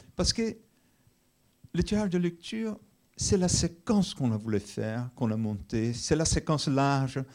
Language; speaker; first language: French; non-native, fluent; Portuguese